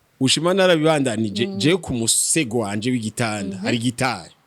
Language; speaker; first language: Rundi; native; Rundi